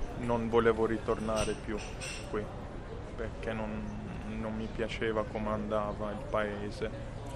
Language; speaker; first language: Italian; non-native, fluent; Albanian